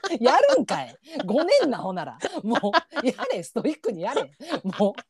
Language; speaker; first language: Japanese; native; Japanese